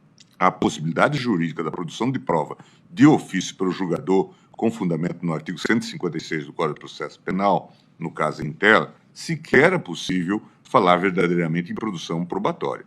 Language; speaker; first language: Portuguese; native; Portuguese